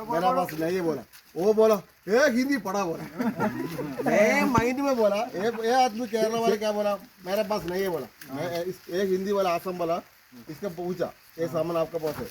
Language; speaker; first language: Hindi; non-native, local second language; Malayalam